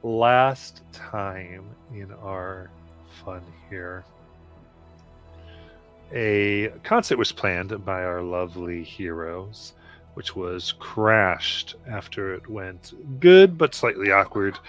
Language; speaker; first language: English; native; English